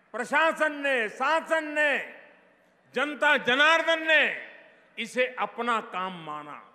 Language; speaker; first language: Hindi; non-native, local second language; Gujarati